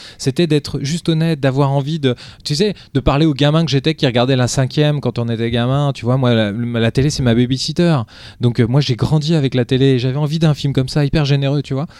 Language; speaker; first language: French; early bilingual, other home language; Portuguese